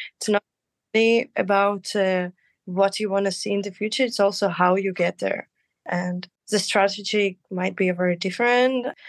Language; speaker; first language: English; non-native, fluent; Russian